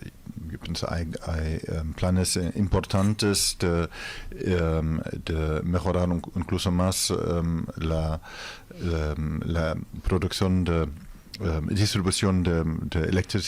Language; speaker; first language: Spanish; non-native, fluent; German